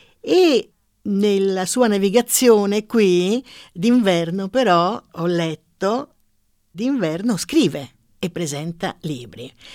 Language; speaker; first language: Italian; native; Italian